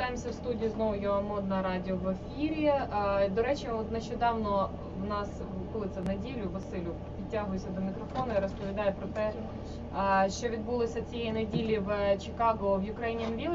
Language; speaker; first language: Ukrainian; native; Ukrainian